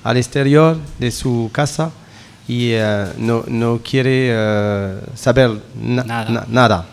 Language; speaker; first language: Spanish; non-native, learner; French